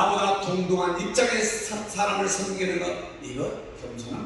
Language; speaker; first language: Korean; native; Korean